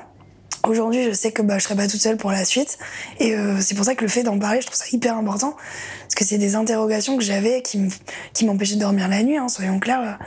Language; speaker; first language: French; native; French